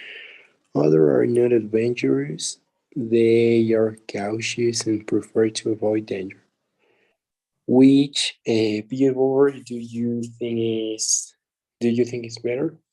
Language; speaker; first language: English; non-native, learner; Spanish